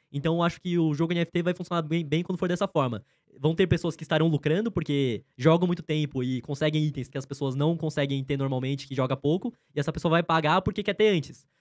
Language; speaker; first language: Portuguese; native; Portuguese